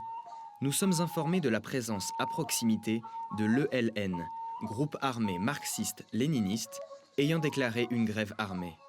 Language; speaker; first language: French; native; French